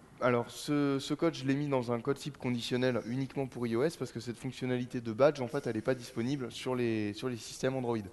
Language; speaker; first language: French; native; French